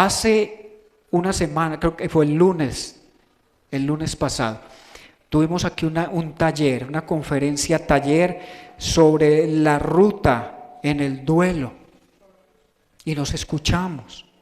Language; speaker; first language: Spanish; native; Spanish